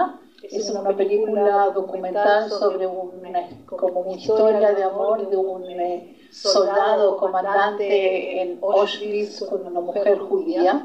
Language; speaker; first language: Spanish; non-native, fluent; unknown